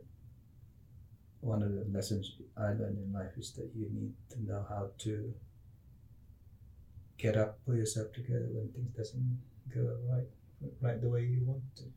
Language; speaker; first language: English; non-native, local second language; Filipino